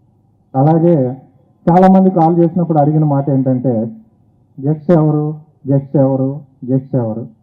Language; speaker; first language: Telugu; native; Telugu